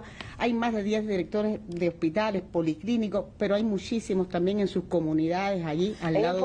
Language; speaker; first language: Spanish; native; Spanish